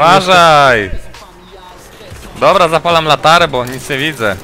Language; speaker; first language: Polish; native; Polish